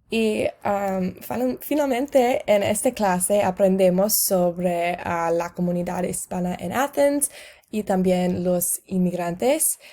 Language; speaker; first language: Spanish; non-native, learner; English